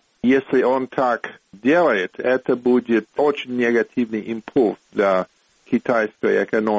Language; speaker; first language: Russian; non-native, fluent; English